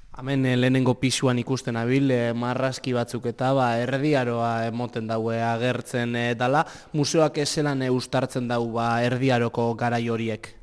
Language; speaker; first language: Basque; native; Basque